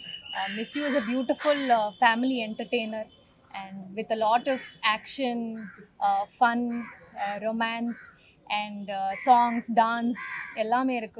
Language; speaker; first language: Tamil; non-native, learner; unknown